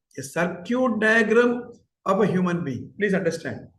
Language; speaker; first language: English; non-native, local second language; Tamil